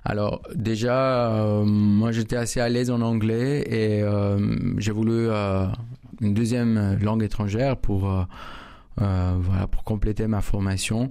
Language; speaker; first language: French; non-native, fluent; Spanish